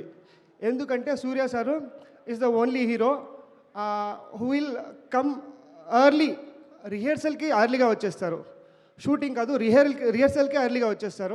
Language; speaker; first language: Telugu; non-native, learner; Kannada